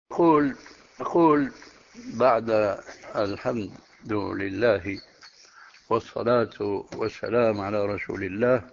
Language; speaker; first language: Arabic; early bilingual, other home language; Albanian